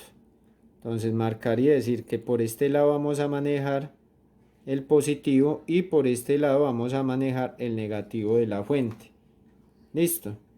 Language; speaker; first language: Spanish; native; Spanish